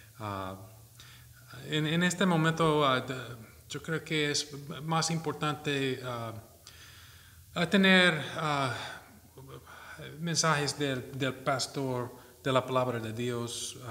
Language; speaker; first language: Spanish; non-native, learner; English